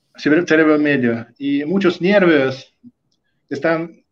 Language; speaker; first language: Spanish; non-native, fluent; Russian